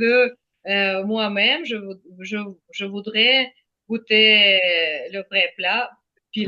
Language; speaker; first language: French; non-native, fluent; Ukrainian